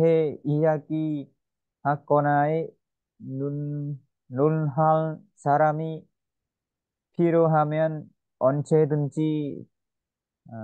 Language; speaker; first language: Korean; non-native, learner; Vietnamese